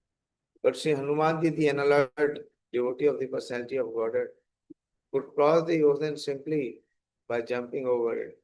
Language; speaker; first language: English; non-native, local second language; Hindi